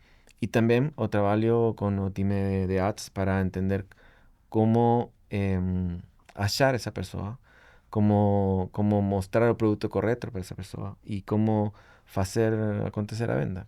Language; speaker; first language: Portuguese; non-native, fluent; Spanish